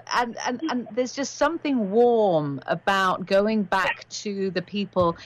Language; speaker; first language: English; native; English